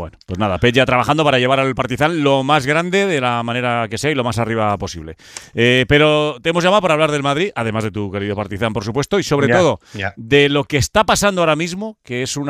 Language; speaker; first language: Spanish; native; Spanish